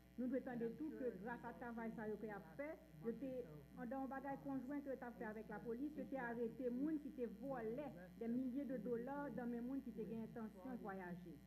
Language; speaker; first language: Haitian Creole; non-native, learner; English